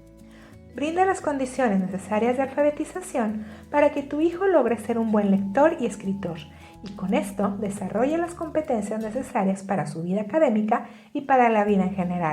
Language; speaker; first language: Spanish; native; Spanish